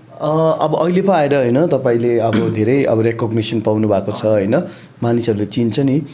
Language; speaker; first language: Nepali; native; Nepali